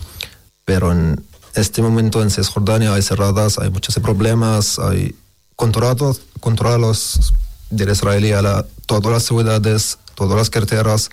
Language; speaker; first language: Spanish; non-native, learner; Arabic